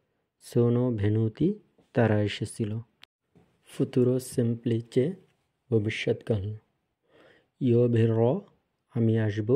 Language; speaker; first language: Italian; non-native, fluent; Bangla